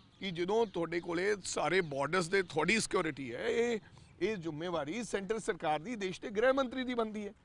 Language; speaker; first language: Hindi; non-native, local second language; Punjabi